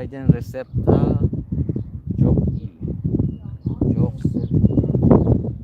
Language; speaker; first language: Turkish; non-native, learner; Azerbaijani